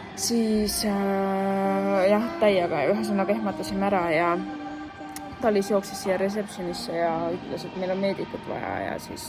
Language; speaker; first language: Estonian; native; Estonian